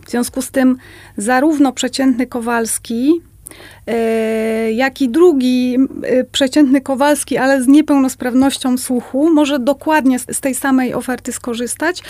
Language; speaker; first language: Polish; native; Polish